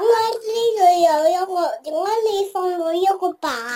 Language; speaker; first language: Chinese; early bilingual, heritage; Cantonese